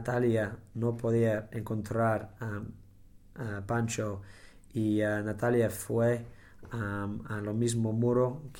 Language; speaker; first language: Spanish; non-native, learner; English